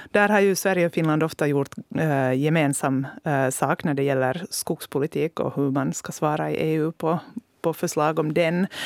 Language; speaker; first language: Swedish; native; Swedish